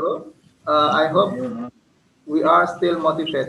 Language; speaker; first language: English; non-native, fluent; Indonesian